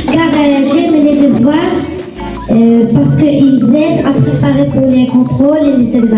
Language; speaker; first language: French; non-native, learner; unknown